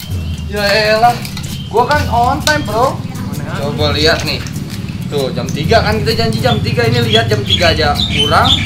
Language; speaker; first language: Indonesian; native; Indonesian